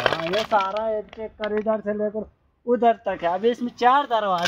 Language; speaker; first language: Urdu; non-native, local second language; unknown